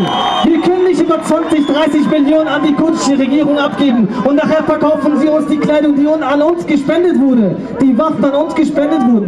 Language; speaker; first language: German; early bilingual, other home language; Kurdish